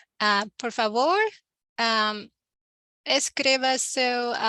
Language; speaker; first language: Portuguese; non-native, learner; Spanish